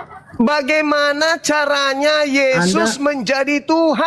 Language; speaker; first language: Indonesian; native; Indonesian